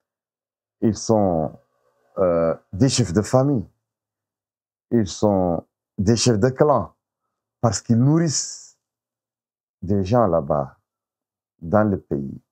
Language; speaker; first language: French; non-native, local second language; Arabic